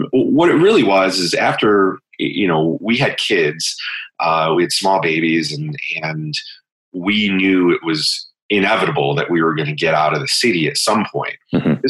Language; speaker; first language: English; native; English